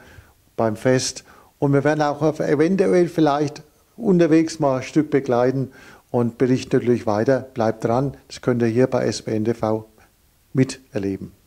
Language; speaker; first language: German; native; German